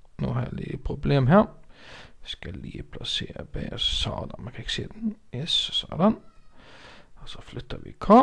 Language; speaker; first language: Danish; non-native, local second language; Faroese